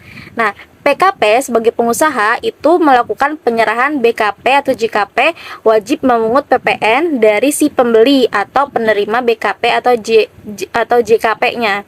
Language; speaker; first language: Indonesian; native; Indonesian